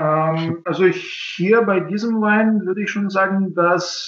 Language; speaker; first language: German; non-native, fluent; Russian